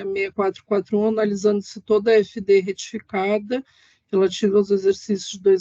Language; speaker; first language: Portuguese; native; Portuguese